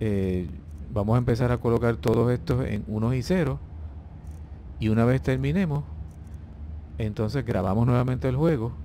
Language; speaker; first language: Spanish; native; Spanish